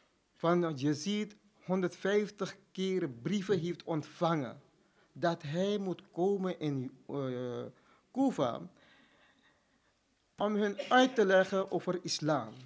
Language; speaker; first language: Dutch; non-native, fluent; Urdu